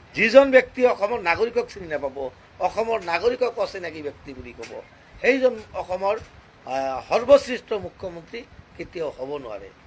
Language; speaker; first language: Assamese; non-native, local second language; Bangla